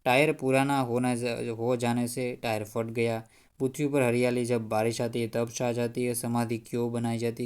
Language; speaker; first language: Hindi; non-native, local second language; Gujarati